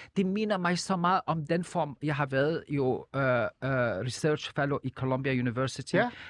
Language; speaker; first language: Danish; non-native, fluent; Arabic